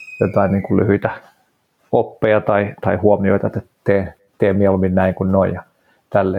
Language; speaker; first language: Finnish; native; Finnish